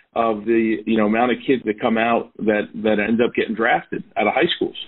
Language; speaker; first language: English; native; English